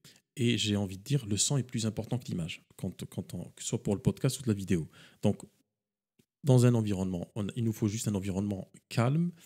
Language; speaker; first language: French; native; French